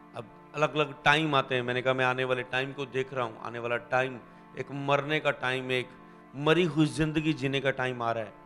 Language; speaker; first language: Hindi; non-native, local second language; Punjabi